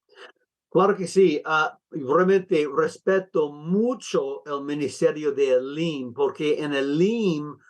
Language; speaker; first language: Spanish; non-native, fluent; English